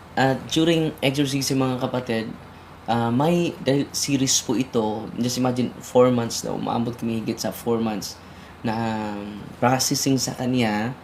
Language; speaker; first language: Filipino; non-native, local second language; Cebuano